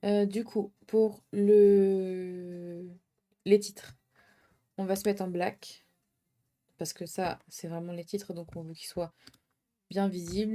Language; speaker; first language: French; native; French